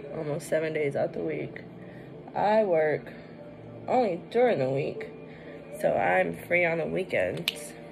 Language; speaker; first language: English; native; English